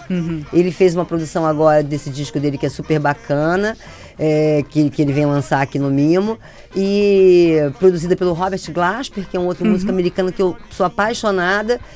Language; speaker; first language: Portuguese; native; Portuguese